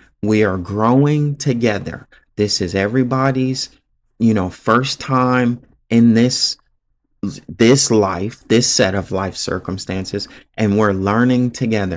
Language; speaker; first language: English; native; English